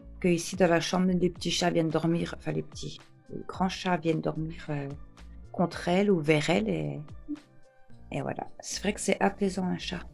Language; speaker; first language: French; native; French